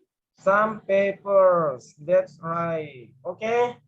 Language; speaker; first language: English; non-native, learner; Indonesian